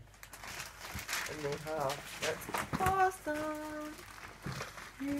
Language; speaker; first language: English; native; English